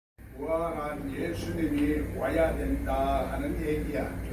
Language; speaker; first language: Korean; native; Korean